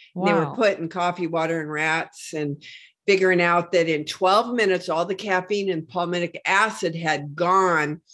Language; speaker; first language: English; native; English